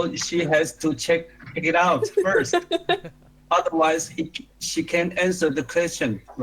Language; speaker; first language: English; non-native, learner; Chinese